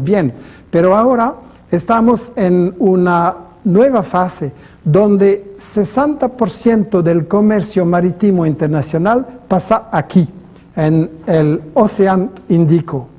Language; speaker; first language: Spanish; non-native, fluent; French